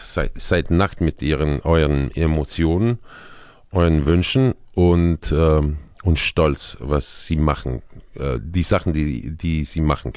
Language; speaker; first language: German; non-native, fluent; Croatian